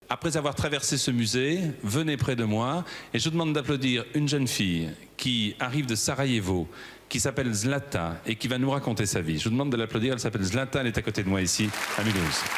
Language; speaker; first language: French; native; French